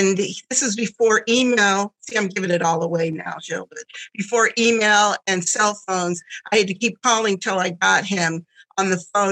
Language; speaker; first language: English; early bilingual, other home language; German